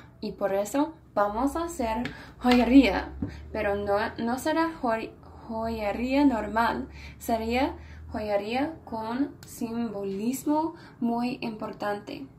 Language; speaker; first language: Spanish; non-native, fluent; English